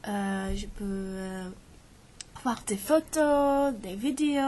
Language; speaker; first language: French; non-native, fluent; English